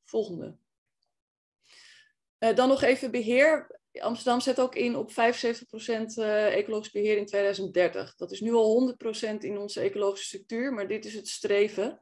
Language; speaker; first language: Dutch; native; Dutch